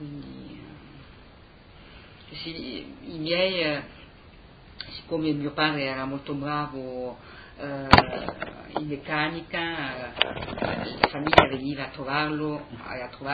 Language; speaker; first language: Italian; early bilingual, heritage; Italian